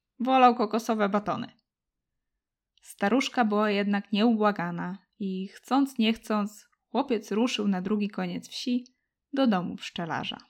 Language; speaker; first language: Polish; native; Polish